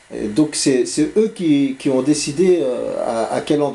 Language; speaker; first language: French; native; French